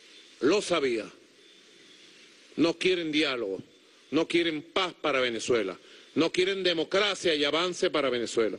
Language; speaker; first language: Spanish; native; Spanish